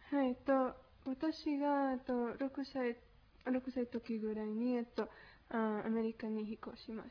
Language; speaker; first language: Japanese; non-native, learner; Spanish